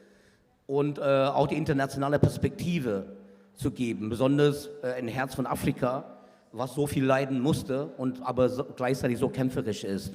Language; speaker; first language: German; non-native, fluent; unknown